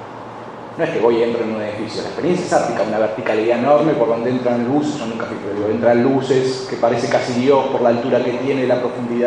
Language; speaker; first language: Spanish; native; Spanish